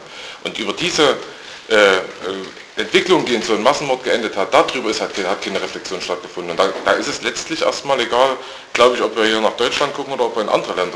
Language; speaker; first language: German; native; German